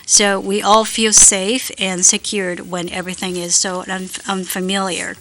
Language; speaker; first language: English; non-native, fluent; Japanese